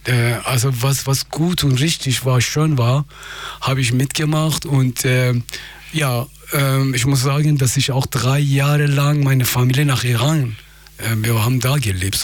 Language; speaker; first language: German; non-native, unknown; Persian